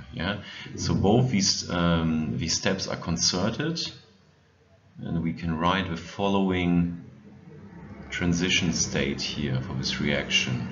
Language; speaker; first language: English; non-native, fluent; German